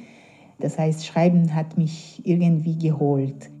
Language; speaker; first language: German; non-native, fluent; Persian